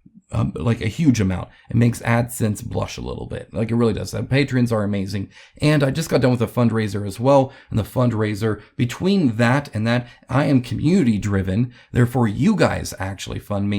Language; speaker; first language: English; native; English